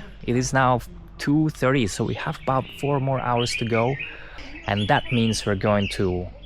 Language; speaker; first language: English; non-native, fluent; Russian